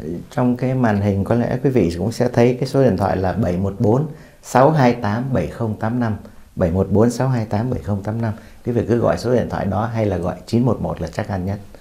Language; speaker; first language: Vietnamese; native; Vietnamese